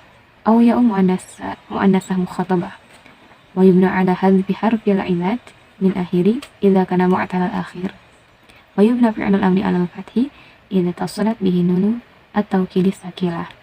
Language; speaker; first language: Arabic; non-native, learner; Indonesian